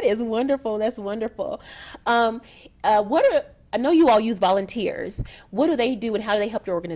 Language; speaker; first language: English; native; English